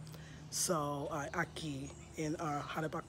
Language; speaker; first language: Spanish; non-native, learner; English